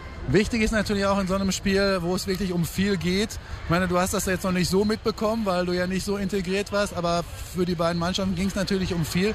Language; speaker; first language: German; native; German